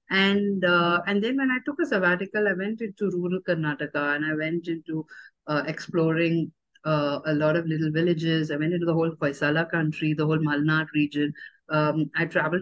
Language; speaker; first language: English; non-native, local second language; Tamil